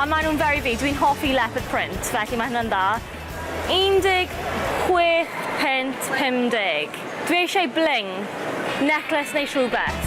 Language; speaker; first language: Welsh; non-native, local second language; English